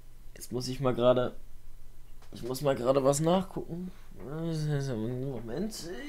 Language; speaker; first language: German; native; German